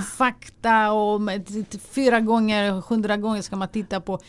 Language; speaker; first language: Swedish; non-native, fluent; Greek